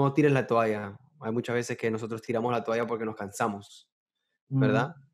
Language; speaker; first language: Spanish; early bilingual, heritage; Spanish